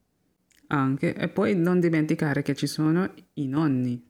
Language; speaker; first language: Italian; non-native, fluent; Filipino